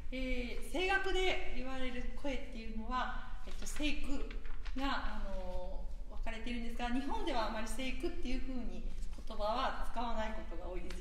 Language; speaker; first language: Japanese; native; Japanese